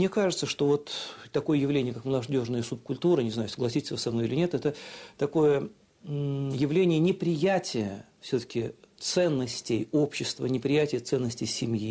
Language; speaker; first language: Russian; native; Russian